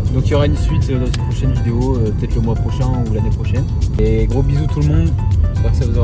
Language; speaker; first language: French; native; French